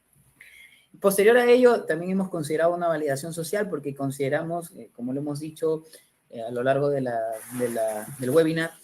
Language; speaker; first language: Spanish; native; Spanish